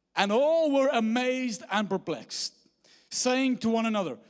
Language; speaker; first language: English; non-native, local second language; Afrikaans